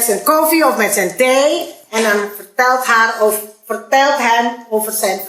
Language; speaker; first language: Dutch; non-native, learner; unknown